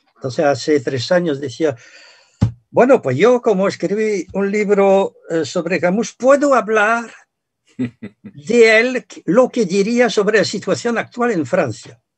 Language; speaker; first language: Spanish; non-native, fluent; French